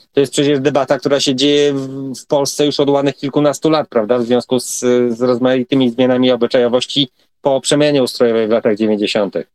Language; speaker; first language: Polish; native; Polish